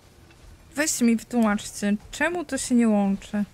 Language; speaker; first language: Polish; native; Polish